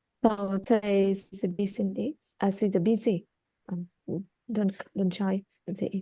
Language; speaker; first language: English; non-native, learner; Vietnamese